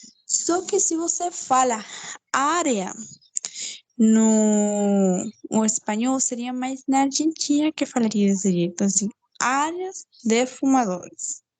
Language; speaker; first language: Portuguese; non-native, fluent; Spanish